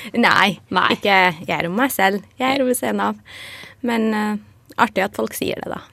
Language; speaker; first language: Norwegian; non-native, fluent; Arabic